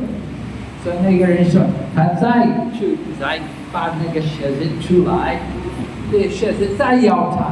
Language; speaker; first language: Chinese; non-native, fluent; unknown